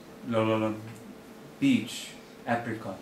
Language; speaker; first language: Hebrew; non-native, learner; English